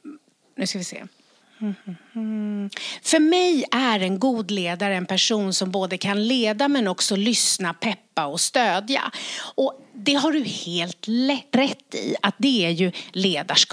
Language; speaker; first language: Swedish; native; Swedish